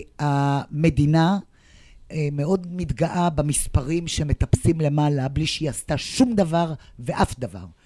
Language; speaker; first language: Hebrew; native; Hebrew